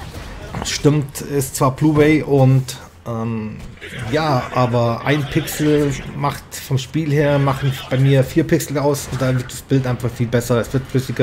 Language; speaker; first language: German; native; German